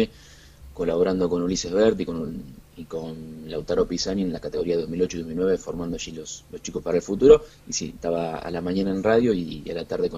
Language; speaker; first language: Spanish; native; Spanish